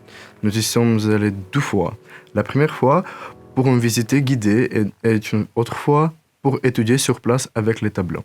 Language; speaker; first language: French; non-native, learner; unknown